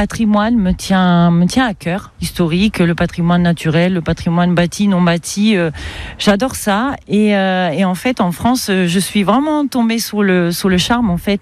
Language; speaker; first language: French; non-native, fluent; Spanish